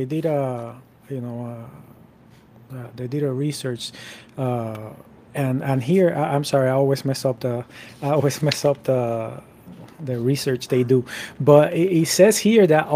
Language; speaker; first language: English; non-native, fluent; Spanish